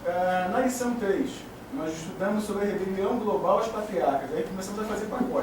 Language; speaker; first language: Portuguese; native; Portuguese